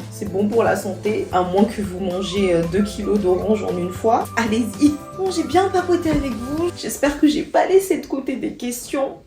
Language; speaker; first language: French; non-native, local second language; Malagasy